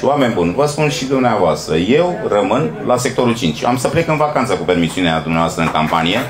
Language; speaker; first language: Romanian; native; Romanian